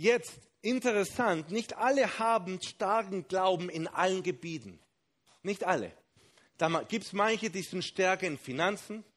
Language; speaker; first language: German; non-native, fluent; Spanish